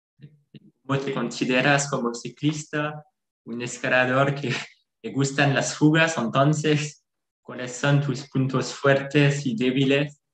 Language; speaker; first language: Spanish; non-native, fluent; French